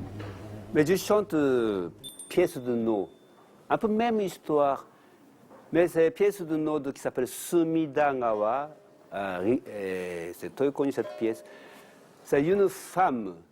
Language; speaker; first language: French; non-native, learner; Japanese